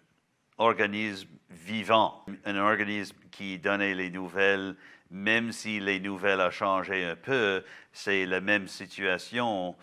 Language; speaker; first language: French; non-native, local second language; English